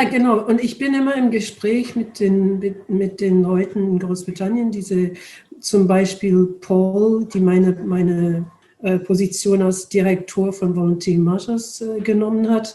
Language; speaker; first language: German; non-native, fluent; English